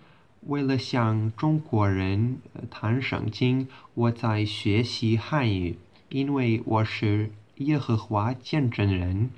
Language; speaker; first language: Chinese; non-native, learner; Portuguese